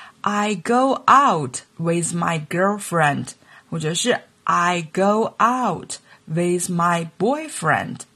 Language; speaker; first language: English; non-native, fluent; Chinese